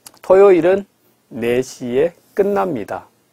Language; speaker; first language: Korean; non-native, fluent; Chinese